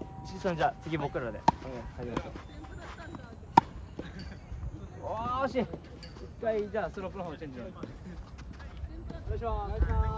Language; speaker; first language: Japanese; native; Japanese